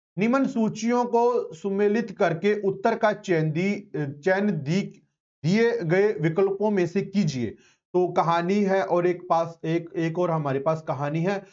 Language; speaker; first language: Hindi; non-native, local second language; Punjabi